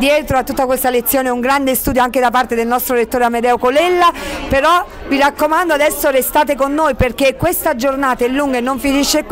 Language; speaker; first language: Italian; native; Italian